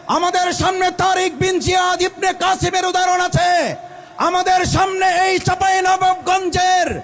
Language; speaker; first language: Bangla; native; Bangla